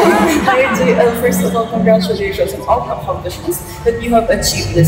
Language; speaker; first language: English; non-native, local second language; Filipino